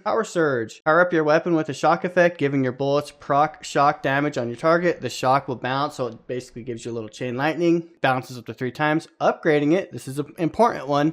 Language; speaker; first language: English; native; English